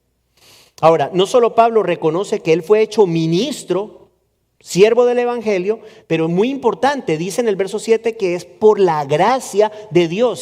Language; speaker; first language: Spanish; native; Spanish